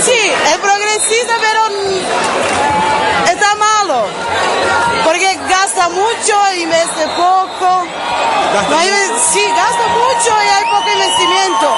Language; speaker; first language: Spanish; non-native, local second language; Portuguese